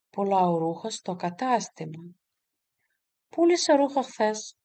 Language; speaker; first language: Greek; non-native, fluent; Russian